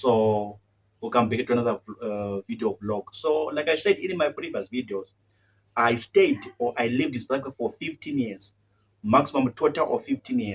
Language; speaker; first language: English; non-native, local second language; Shona